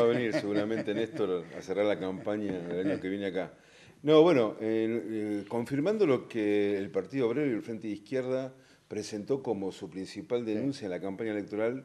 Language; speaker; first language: Spanish; native; Spanish